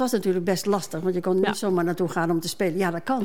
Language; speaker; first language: Dutch; native; Dutch